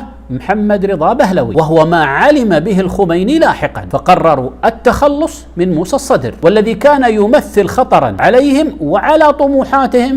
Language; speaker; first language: Arabic; native; Arabic